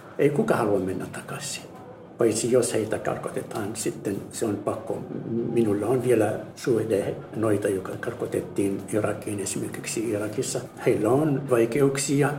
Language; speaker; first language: Finnish; non-native, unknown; Arabic